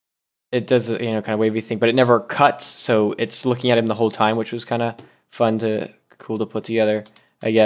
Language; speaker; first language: English; native; English